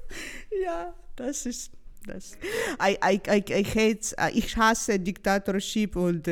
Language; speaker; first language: German; non-native, learner; Ukrainian